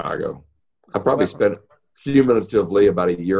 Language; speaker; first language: English; native; English